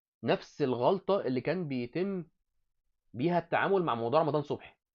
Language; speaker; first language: Arabic; native; Arabic